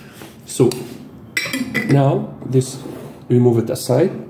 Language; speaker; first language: English; non-native, fluent; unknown